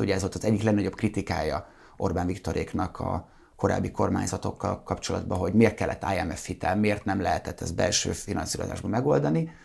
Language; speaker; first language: Hungarian; native; Hungarian